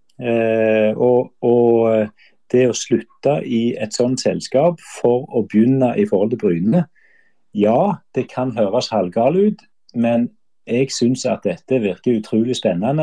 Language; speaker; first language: Norwegian; native; Norwegian